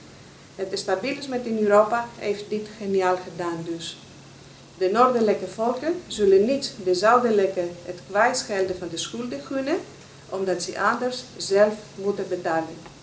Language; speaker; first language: Dutch; non-native, fluent; Greek